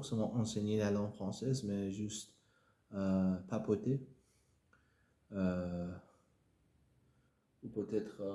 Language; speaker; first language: French; non-native, fluent; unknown